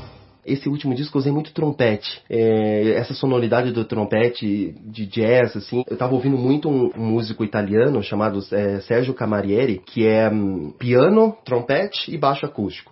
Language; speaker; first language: Portuguese; native; Portuguese